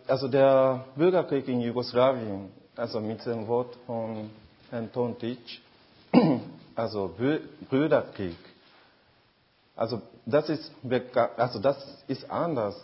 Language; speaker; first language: German; non-native, fluent; Japanese